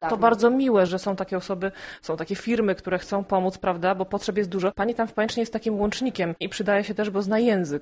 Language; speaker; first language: Polish; native; Polish